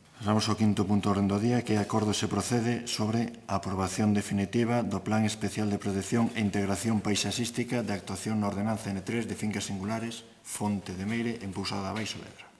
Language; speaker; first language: Galician; native; Galician